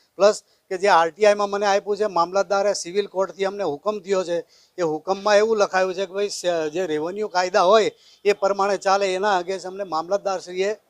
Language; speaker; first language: Gujarati; native; Gujarati